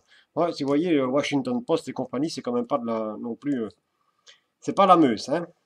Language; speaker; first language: French; native; French